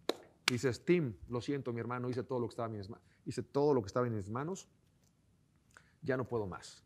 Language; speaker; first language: Spanish; native; Spanish